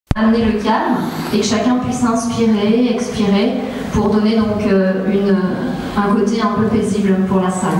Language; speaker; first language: French; native; French